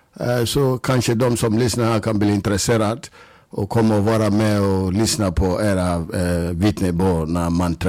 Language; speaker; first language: Swedish; non-native, fluent; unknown